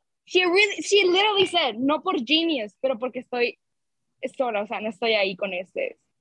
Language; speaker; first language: Spanish; early bilingual, heritage; Spanish